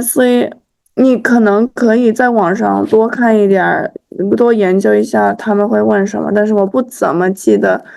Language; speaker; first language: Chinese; early bilingual, heritage; Chinese